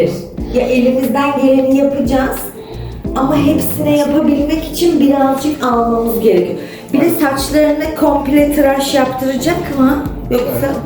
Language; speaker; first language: Turkish; native; Turkish